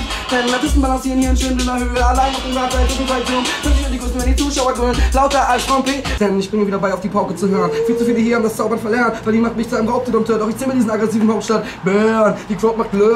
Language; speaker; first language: German; native; German